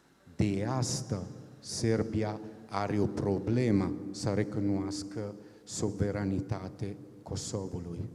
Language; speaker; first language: Romanian; non-native, fluent; Italian